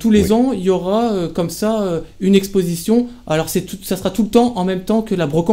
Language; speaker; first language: French; native; French